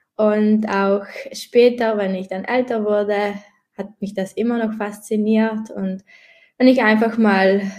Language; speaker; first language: German; native; German